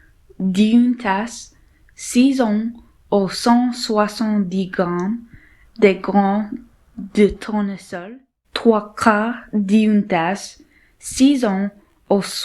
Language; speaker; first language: French; non-native, learner; English